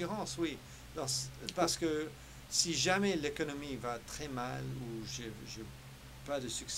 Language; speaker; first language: French; early bilingual, heritage; French